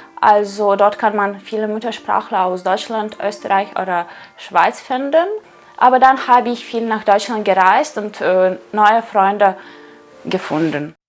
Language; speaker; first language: German; non-native, fluent; Ukrainian